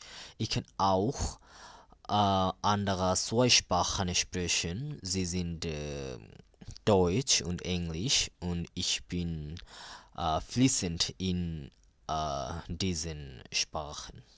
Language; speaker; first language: German; non-native, learner; Bangla